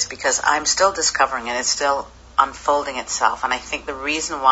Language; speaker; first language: English; native; English